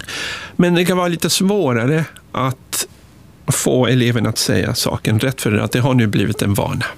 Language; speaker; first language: Swedish; non-native, fluent; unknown